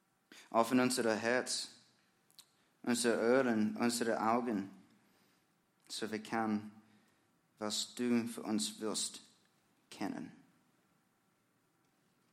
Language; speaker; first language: German; non-native, learner; English